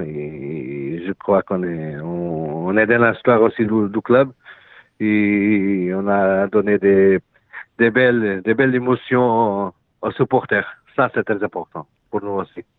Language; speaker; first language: French; non-native, learner; Portuguese